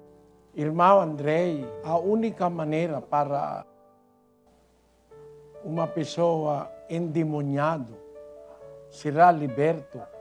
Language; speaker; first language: Portuguese; non-native, learner; Filipino